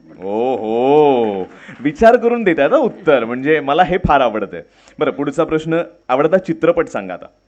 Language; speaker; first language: Marathi; native; Marathi